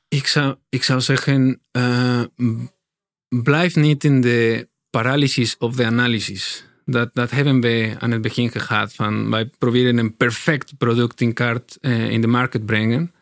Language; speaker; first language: Dutch; non-native, fluent; Spanish